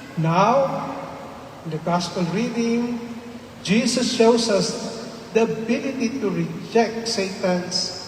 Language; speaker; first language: English; non-native, local second language; Filipino